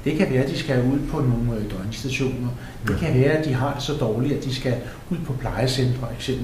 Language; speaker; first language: Danish; native; Danish